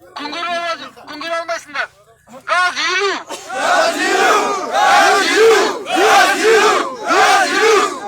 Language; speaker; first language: Kazakh; native; Kazakh